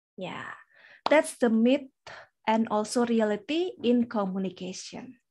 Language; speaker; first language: English; non-native, fluent; Indonesian